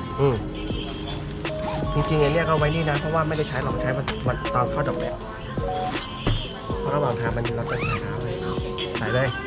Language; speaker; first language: Thai; native; Thai